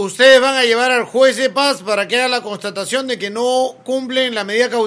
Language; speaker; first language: Spanish; native; Spanish